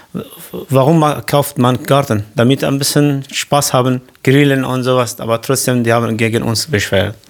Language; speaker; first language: German; non-native, learner; Arabic